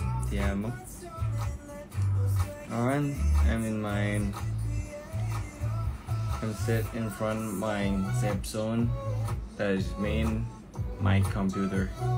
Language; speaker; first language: English; non-native, learner; Thai